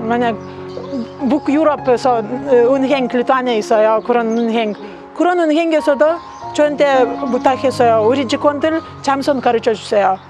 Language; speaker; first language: Korean; non-native, learner; Lithuanian